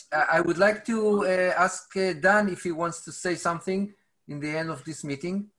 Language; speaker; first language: English; non-native, fluent; Hebrew